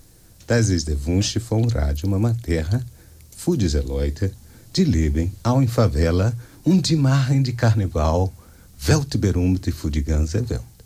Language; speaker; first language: German; non-native, learner; Portuguese